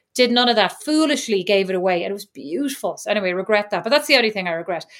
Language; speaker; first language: English; native; English